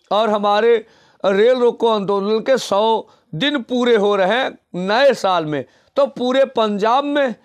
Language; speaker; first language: Hindi; non-native, local second language; Punjabi